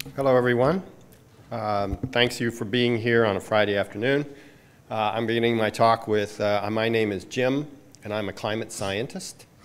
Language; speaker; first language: English; native; English